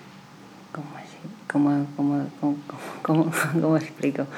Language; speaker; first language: Spanish; non-native, learner; Chinese